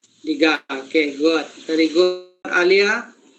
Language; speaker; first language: English; non-native, learner; Indonesian